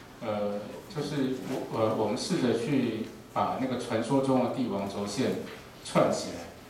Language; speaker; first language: Chinese; native; Chinese